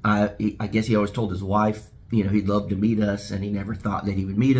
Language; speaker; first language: English; native; English